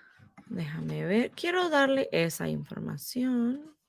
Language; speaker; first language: Spanish; non-native, fluent; English